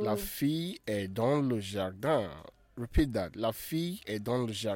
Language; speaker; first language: French; non-native, fluent; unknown